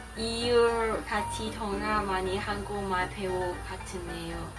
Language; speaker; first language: Korean; non-native, learner; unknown